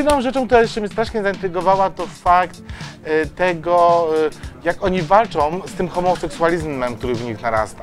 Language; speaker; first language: Polish; native; Polish